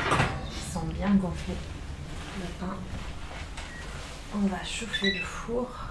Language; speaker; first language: French; non-native, fluent; Arabic